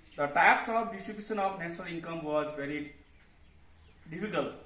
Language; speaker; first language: English; non-native, local second language; Nepali